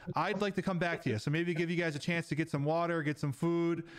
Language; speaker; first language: English; native; English